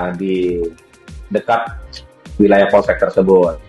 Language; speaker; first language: Indonesian; native; Indonesian